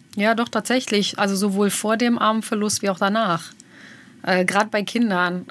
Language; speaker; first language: German; early bilingual, other home language; Bosnian